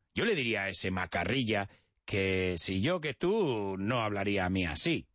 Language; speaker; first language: Spanish; early bilingual, other home language; English